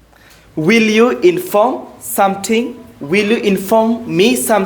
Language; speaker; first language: English; non-native, learner; Bangla